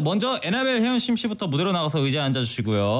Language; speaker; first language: Korean; native; Korean